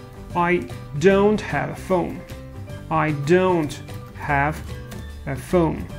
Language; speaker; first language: English; non-native, fluent; Russian